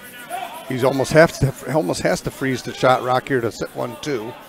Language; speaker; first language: English; native; English